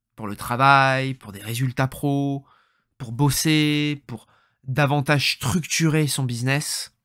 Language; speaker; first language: French; native; French